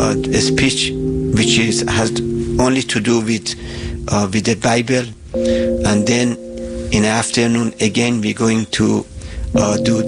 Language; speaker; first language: English; non-native, fluent; Persian